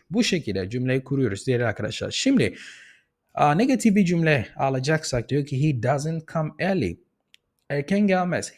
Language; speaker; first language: Turkish; non-native, fluent; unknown